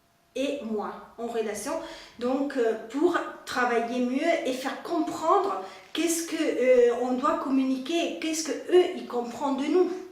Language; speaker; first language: French; non-native, fluent; Spanish